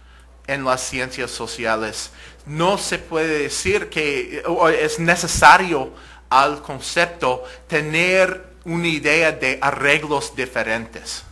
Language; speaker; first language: Spanish; non-native, fluent; English